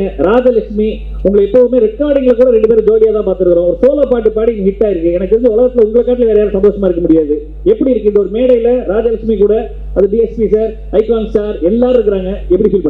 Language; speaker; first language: Tamil; native; Tamil